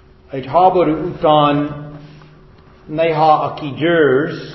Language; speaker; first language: Hungarian; non-native, fluent; English